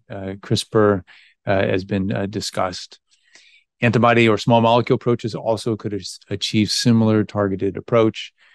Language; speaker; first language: English; native; English